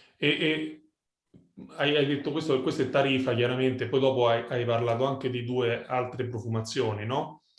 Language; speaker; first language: Italian; native; Italian